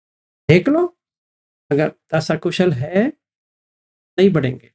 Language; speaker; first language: Hindi; native; Hindi